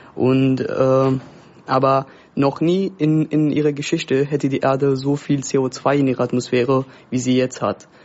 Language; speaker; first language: German; non-native, fluent; Persian